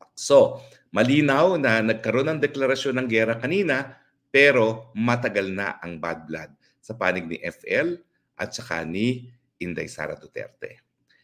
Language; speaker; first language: Filipino; native; Filipino